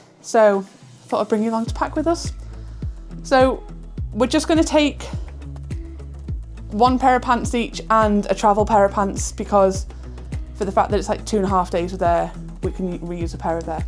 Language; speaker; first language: English; native; English